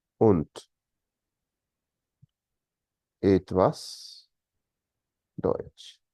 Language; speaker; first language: German; non-native, fluent; Hindi